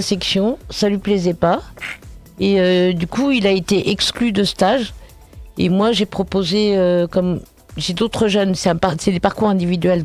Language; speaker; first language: French; native; French